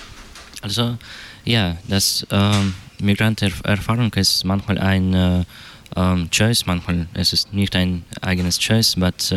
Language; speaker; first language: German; non-native, learner; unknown